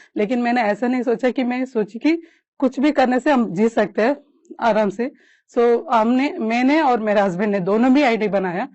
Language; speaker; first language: Hindi; non-native, local second language; Kannada